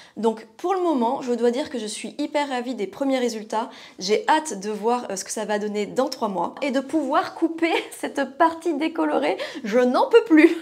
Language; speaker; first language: French; native; French